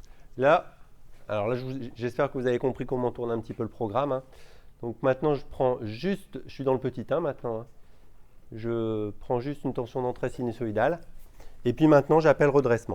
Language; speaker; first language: French; native; French